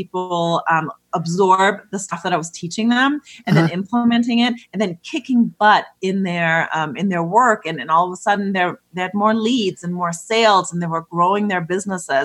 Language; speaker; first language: English; non-native, fluent; German